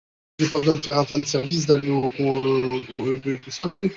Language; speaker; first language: French; native; French